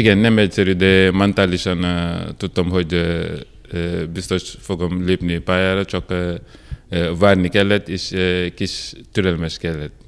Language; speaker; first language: Hungarian; non-native, learner; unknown